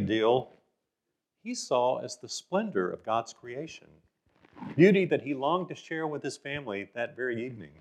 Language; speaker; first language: English; native; English